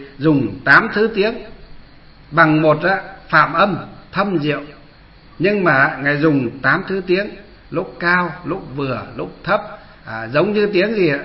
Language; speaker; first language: Vietnamese; non-native, local second language; Muong